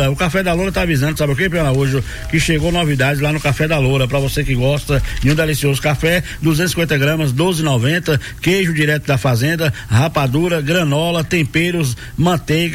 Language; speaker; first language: Portuguese; native; Portuguese